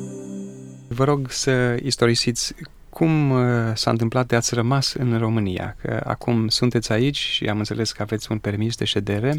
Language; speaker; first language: Romanian; native; Romanian